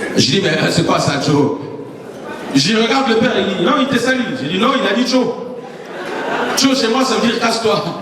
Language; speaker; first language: French; non-native, local second language; Lingala